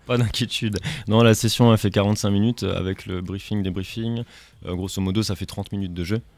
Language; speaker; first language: French; native; French